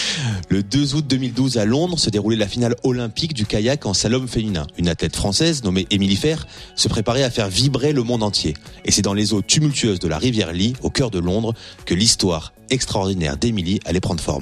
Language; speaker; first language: French; native; French